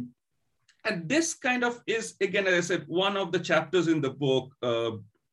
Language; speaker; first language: English; non-native, local second language; Bangla